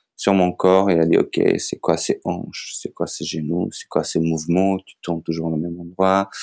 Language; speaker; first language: French; non-native, fluent; Macedonian